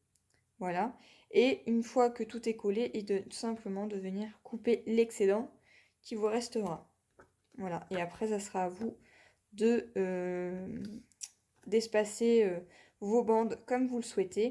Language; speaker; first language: French; native; French